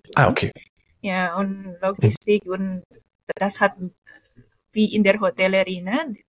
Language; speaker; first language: German; non-native, fluent; Indonesian